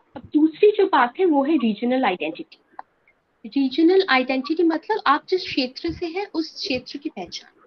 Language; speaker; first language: Hindi; non-native, local second language; Bangla